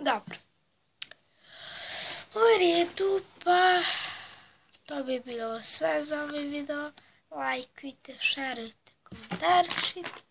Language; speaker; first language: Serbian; early bilingual, heritage; Serbian